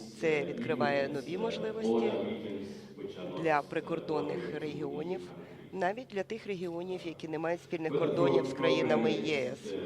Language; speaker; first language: Ukrainian; native; Ukrainian